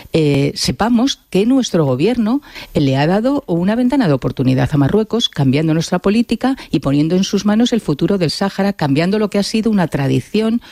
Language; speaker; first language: Spanish; native; Spanish